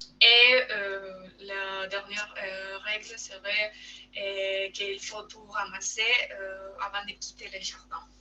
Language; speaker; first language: French; non-native, learner; Spanish